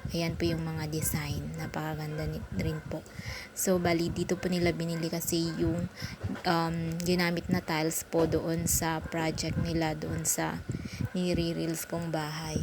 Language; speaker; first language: Filipino; non-native, local second language; Iloko